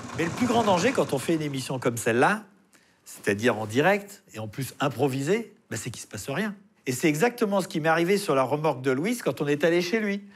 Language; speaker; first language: French; native; French